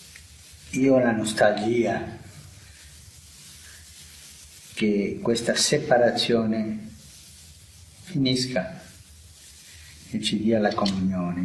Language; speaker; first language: Italian; non-native, fluent; Spanish